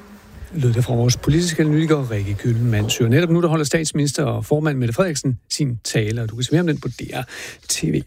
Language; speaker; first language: Danish; native; Danish